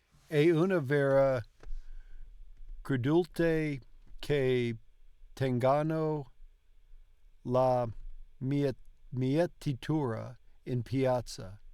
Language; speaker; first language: Italian; non-native, learner; English